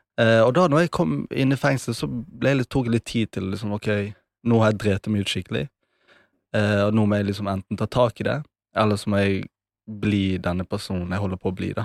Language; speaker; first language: Norwegian; native; Norwegian